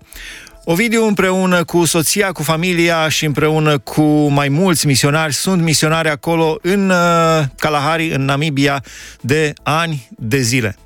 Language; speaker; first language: Romanian; native; Romanian